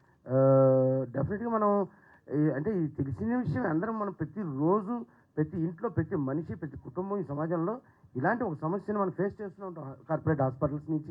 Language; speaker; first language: Telugu; native; Telugu